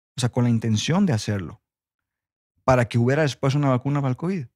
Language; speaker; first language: Spanish; native; Spanish